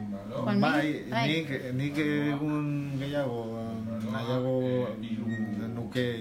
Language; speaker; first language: Basque; non-native, learner; Spanish